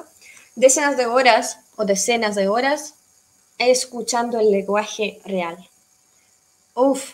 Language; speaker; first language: Spanish; non-native, fluent; Russian